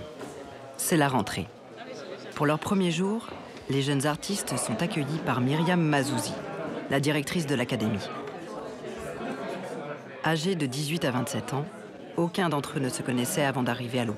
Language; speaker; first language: French; native; French